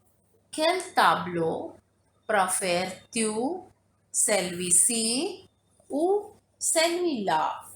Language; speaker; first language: French; non-native, fluent; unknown